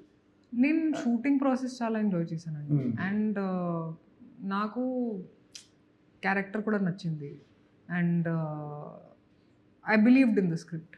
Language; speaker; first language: Telugu; non-native, fluent; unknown